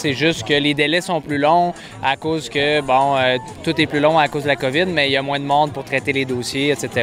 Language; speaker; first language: French; native; French